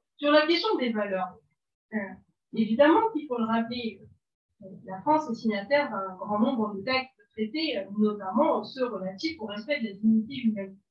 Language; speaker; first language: French; non-native, local second language; Arabic